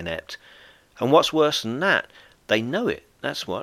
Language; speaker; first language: English; native; English